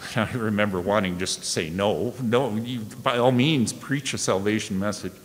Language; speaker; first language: English; native; English